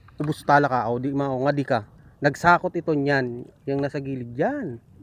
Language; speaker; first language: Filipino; non-native, local second language; Cebuano